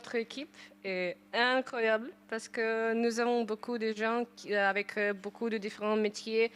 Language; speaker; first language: French; non-native, learner; Ukrainian